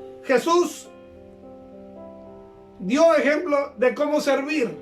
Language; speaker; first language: Spanish; native; Spanish